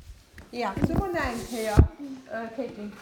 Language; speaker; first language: German; non-native, local second language; Luxembourgish